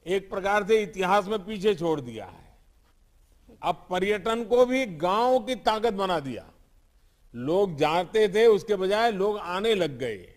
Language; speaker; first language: Hindi; non-native, local second language; Gujarati